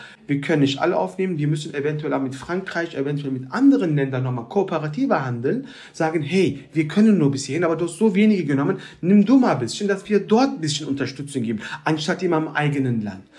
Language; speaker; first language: German; early bilingual, other home language; Turkish